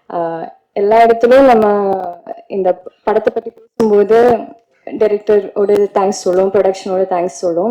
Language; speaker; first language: Tamil; non-native, learner; Malayalam